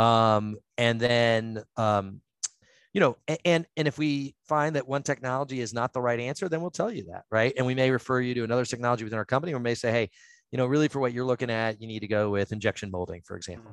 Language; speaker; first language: English; native; English